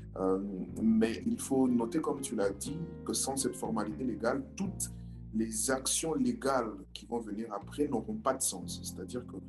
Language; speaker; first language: French; non-native, local second language; Lingala